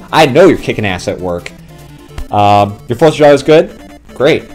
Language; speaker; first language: English; native; English